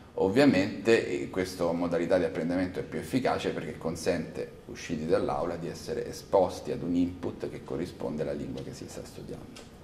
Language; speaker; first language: Italian; native; Italian